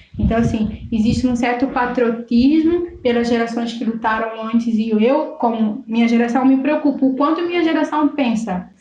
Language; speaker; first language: Portuguese; non-native, local second language; Kabuverdianu